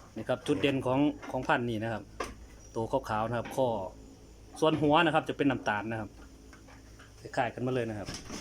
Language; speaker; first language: Thai; native; Thai